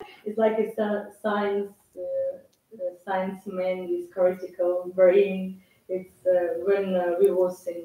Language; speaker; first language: English; non-native, learner; Russian